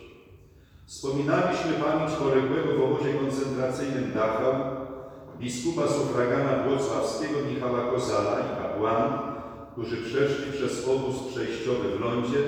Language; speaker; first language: Polish; native; Polish